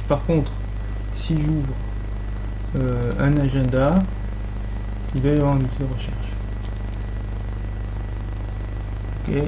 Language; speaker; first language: French; native; French